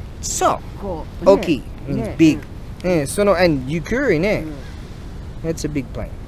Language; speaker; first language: Japanese; non-native, learner; English